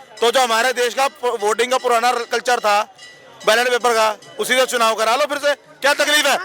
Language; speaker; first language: Hindi; native; Hindi